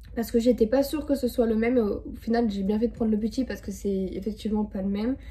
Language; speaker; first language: French; native; French